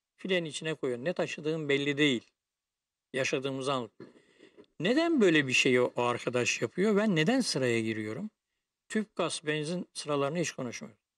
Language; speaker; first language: Turkish; native; Turkish